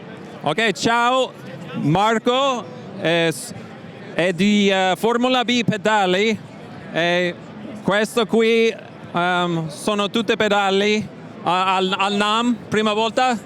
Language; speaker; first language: Italian; non-native, learner; English